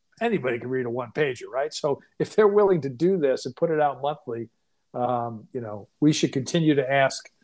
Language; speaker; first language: English; native; English